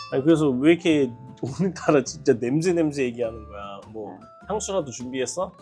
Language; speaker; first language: Korean; native; Korean